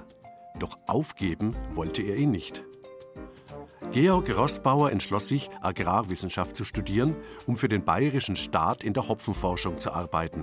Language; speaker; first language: German; native; German